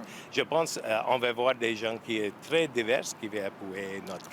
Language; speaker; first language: French; non-native, learner; English